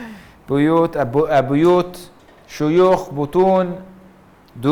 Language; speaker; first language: Arabic; non-native, fluent; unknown